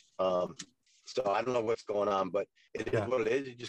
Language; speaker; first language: English; native; English